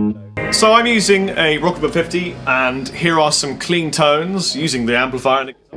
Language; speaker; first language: English; native; English